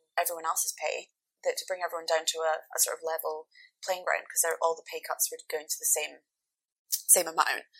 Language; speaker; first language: English; native; English